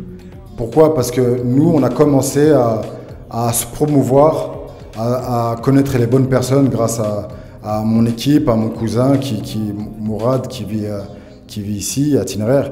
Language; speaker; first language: French; early bilingual, other home language; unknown